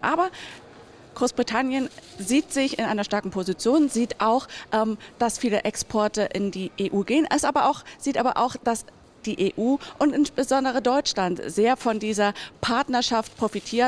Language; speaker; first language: German; native; German